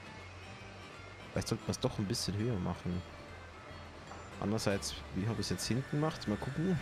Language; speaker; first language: German; native; German